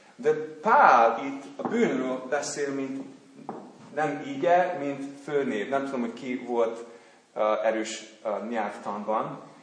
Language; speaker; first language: Hungarian; non-native, fluent; English